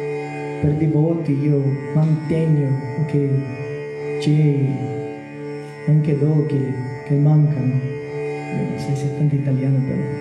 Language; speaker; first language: Italian; non-native, learner; Portuguese